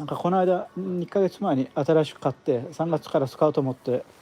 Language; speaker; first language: Japanese; non-native, fluent; Turkish